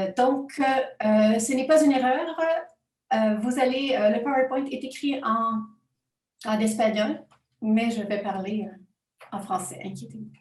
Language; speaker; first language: French; non-native, fluent; Spanish